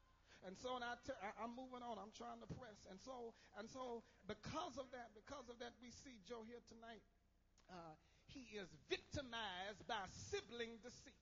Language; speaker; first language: English; native; English